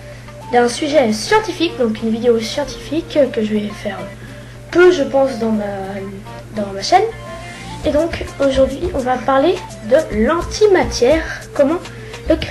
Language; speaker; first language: French; native; French